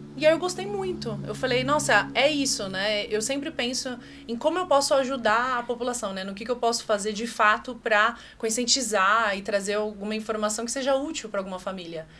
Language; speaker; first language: Portuguese; native; Portuguese